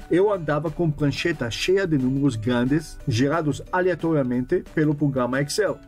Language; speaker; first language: Portuguese; non-native, fluent; French